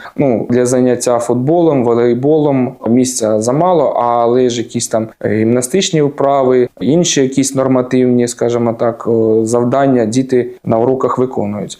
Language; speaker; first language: Ukrainian; native; Ukrainian